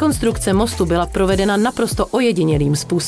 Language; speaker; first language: Czech; native; Czech